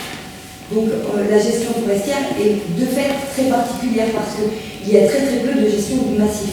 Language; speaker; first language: French; native; French